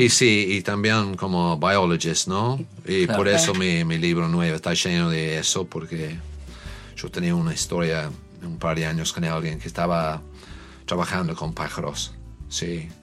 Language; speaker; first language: Spanish; non-native, learner; English